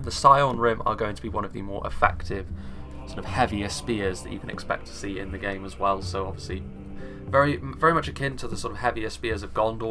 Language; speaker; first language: English; native; English